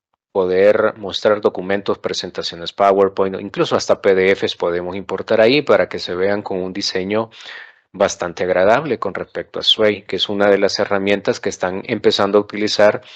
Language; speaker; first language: Spanish; native; Spanish